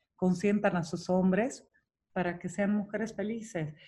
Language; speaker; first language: Spanish; non-native, fluent; Romanian